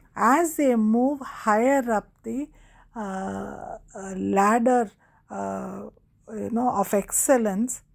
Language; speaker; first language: English; non-native, local second language; Tamil